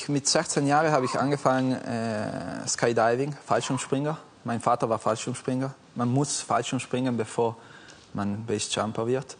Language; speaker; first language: German; non-native, fluent; Italian